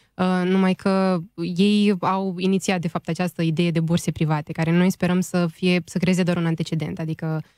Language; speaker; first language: Romanian; native; Romanian